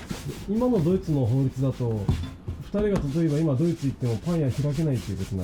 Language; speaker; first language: Japanese; native; Japanese